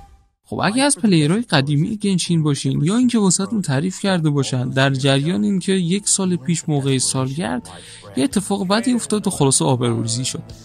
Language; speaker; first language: Persian; native; Persian